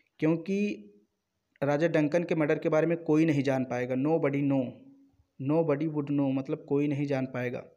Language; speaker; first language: Hindi; native; Hindi